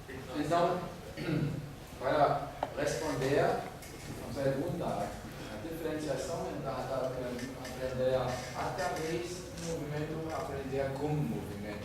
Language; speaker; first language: Portuguese; non-native, fluent; German